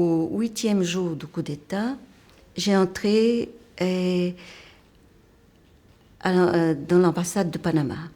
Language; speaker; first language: French; non-native, fluent; Portuguese